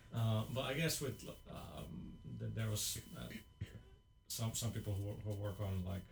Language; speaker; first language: English; non-native, fluent; Finnish